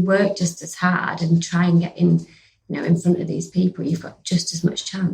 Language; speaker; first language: English; native; English